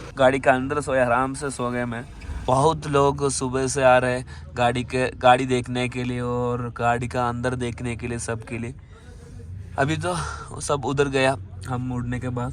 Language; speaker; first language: Hindi; non-native, local second language; Malayalam